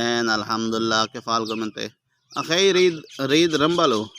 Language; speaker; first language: Arabic; non-native, learner; Urdu